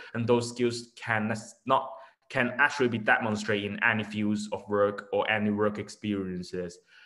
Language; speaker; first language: English; non-native, local second language; Cantonese